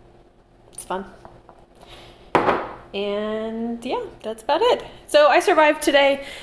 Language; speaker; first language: English; native; English